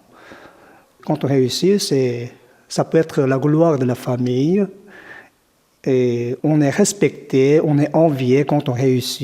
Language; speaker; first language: French; non-native, fluent; Korean